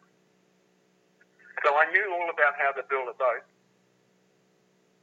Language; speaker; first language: English; native; English